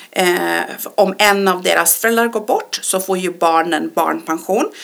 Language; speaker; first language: Swedish; early bilingual, other home language; Persian